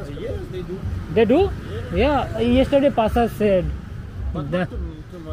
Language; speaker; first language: English; non-native, learner; Hindi